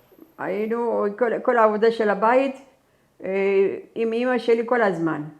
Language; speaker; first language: Hebrew; non-native, fluent; Persian